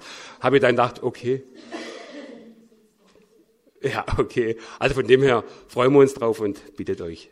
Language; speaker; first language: German; native; German